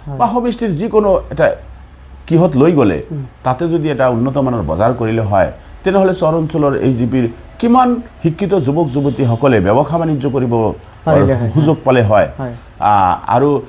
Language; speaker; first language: Assamese; non-native, local second language; Bangla